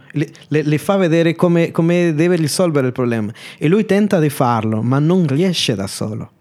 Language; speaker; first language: Italian; non-native, fluent; Spanish